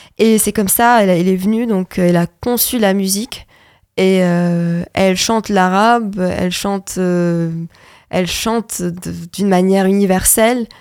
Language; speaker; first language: French; non-native, local second language; Arabic